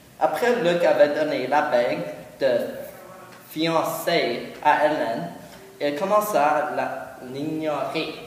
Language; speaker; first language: French; non-native, learner; English